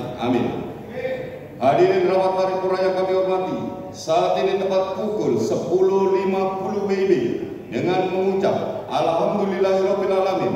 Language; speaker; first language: Indonesian; native; Indonesian